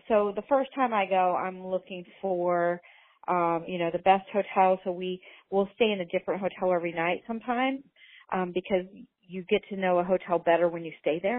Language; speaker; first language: English; native; English